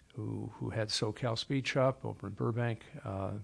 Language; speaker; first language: English; native; English